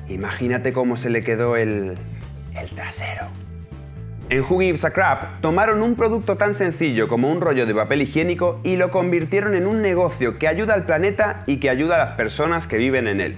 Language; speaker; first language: Spanish; native; Spanish